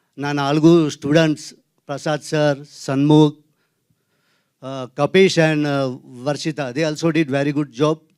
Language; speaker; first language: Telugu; non-native, learner; Hindi